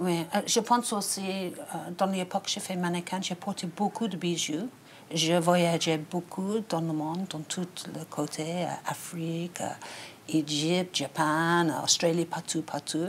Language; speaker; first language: French; non-native, learner; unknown